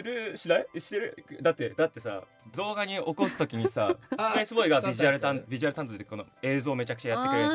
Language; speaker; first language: Japanese; native; Japanese